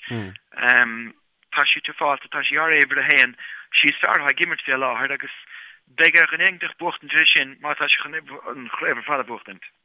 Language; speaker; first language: Irish; native; Irish